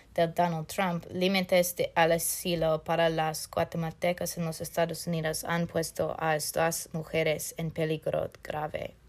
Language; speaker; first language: Spanish; non-native, fluent; English